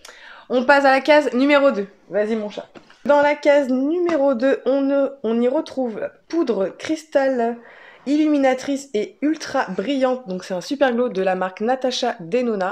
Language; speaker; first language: French; native; French